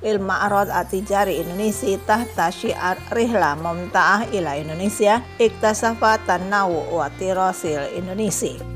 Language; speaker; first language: Arabic; non-native, learner; Indonesian